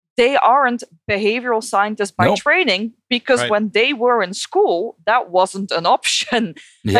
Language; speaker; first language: English; non-native, fluent; Dutch